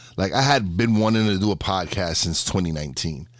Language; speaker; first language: English; native; English